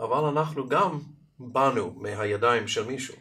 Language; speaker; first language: Hebrew; non-native, fluent; Russian